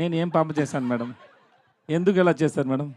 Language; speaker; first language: Telugu; non-native, learner; Tamil